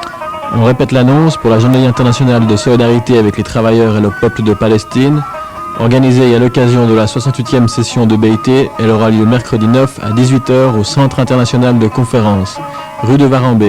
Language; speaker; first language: French; native; French